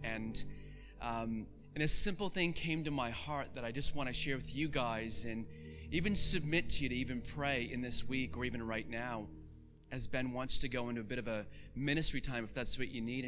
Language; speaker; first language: English; native; English